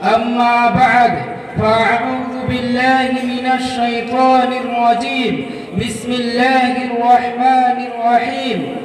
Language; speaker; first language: Arabic; non-native, learner; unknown